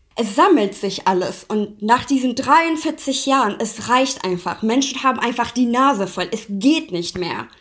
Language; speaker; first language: German; non-native, fluent; Persian